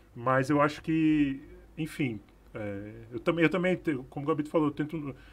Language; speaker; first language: Portuguese; native; Portuguese